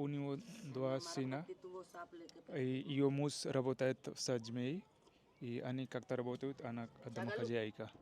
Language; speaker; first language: Russian; non-native, learner; Hindi